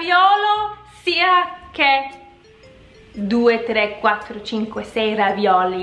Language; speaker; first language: Italian; non-native, fluent; English